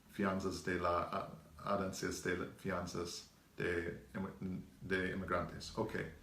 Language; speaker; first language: Spanish; non-native, learner; English